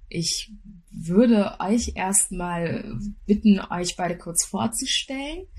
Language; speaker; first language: German; native; German